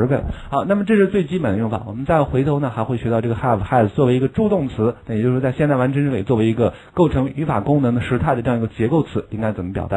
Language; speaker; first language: Chinese; native; Chinese